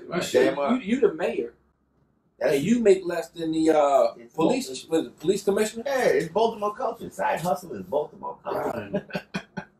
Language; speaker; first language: English; native; English